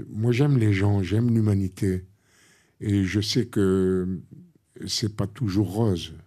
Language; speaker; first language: French; non-native, local second language; Arabic